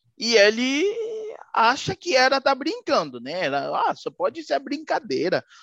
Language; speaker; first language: Portuguese; non-native, fluent; Haitian Creole